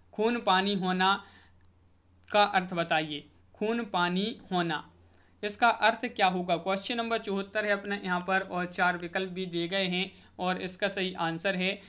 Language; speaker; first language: Hindi; native; Hindi